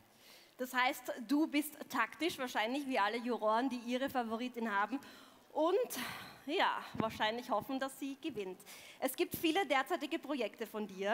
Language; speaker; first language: German; native; German